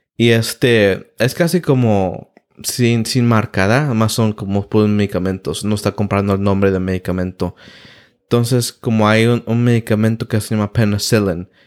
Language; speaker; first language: Spanish; early bilingual, heritage; Spanish